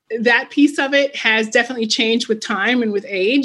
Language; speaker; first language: English; non-native, fluent; Spanish